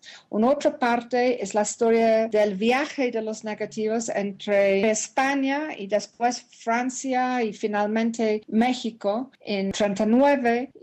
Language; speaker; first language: Spanish; non-native, learner; English